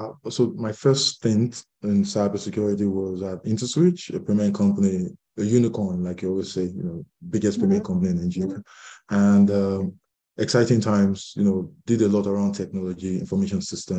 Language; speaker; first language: English; non-native, local second language; Yoruba